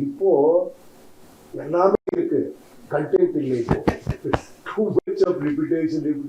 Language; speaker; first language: Tamil; non-native, learner; Kannada